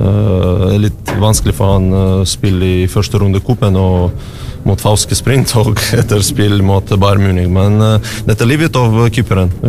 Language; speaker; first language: Norwegian; non-native, learner; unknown